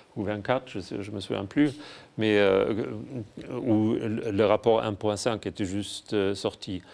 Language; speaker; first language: French; non-native, fluent; German